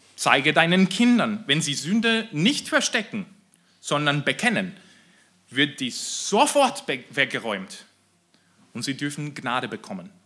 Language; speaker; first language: German; non-native, fluent; Spanish